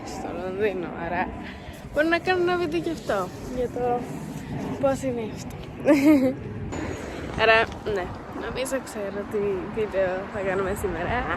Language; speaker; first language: Greek; early bilingual, heritage; Greek